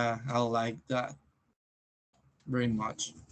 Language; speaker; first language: English; non-native, learner; Spanish